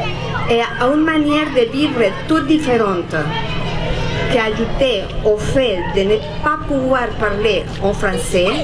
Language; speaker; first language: French; non-native, fluent; Spanish